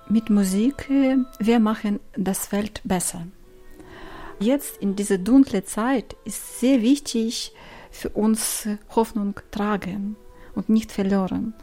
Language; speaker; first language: German; non-native, learner; Ukrainian